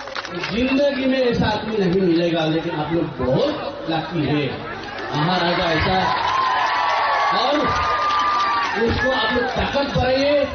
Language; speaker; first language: Hindi; non-native, local second language; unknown